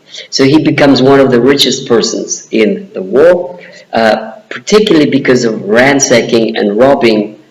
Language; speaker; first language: English; non-native, fluent; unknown